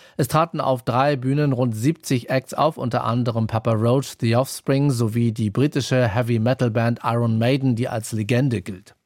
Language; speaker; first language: German; native; German